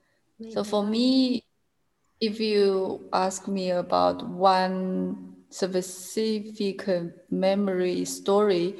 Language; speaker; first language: English; non-native, learner; Chinese